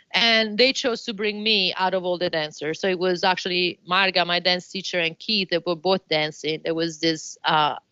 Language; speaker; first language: English; non-native, fluent; Italian